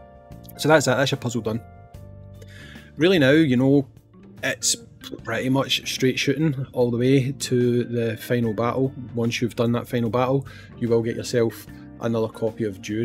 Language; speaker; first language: English; native; English